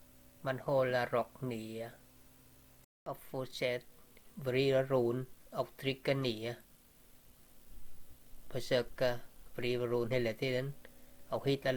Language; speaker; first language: Swedish; non-native, learner; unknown